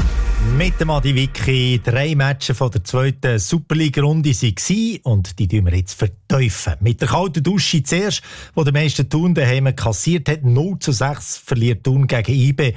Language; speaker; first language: German; native; German